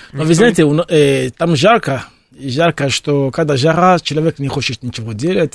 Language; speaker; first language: Russian; non-native, fluent; Fon